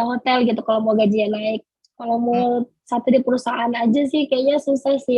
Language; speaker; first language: Indonesian; native; Indonesian